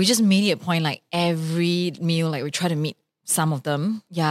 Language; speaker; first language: English; non-native, local second language; Chinese